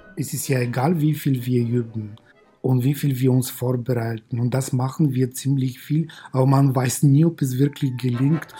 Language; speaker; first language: German; non-native, fluent; Bulgarian